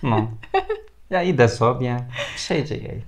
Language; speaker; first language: Polish; non-native, fluent; Turkish